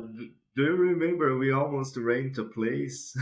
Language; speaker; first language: English; non-native, fluent; Portuguese